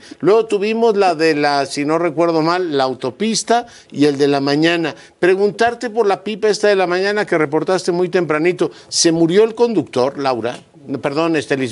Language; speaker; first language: Spanish; native; Spanish